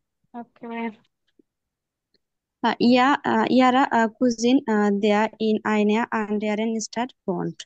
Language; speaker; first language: German; non-native, learner; Bangla